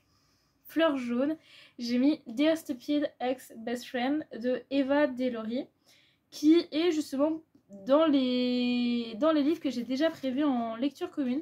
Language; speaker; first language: French; native; French